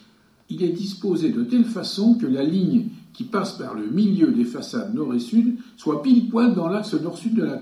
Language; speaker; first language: French; native; French